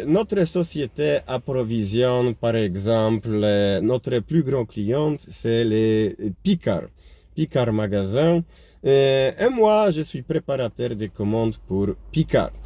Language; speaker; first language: French; non-native, learner; Polish